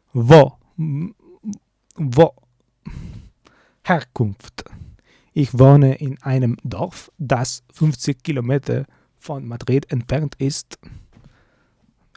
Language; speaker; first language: German; non-native, learner; Spanish